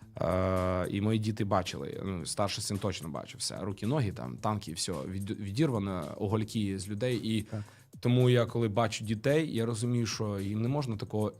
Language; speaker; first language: Ukrainian; non-native, local second language; Russian